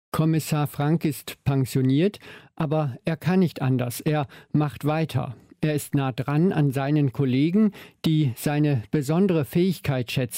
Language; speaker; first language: German; native; German